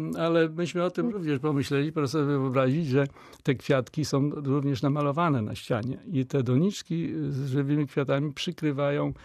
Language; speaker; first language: Polish; native; Polish